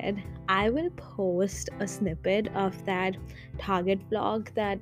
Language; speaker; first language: English; non-native, local second language; Hindi